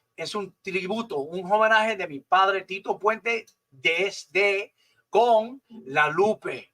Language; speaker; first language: Spanish; early bilingual, other home language; English